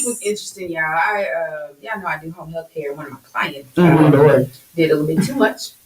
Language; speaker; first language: English; native; English